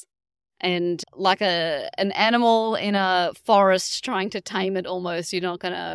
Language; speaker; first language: English; native; English